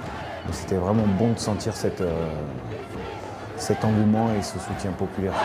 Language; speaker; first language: French; native; French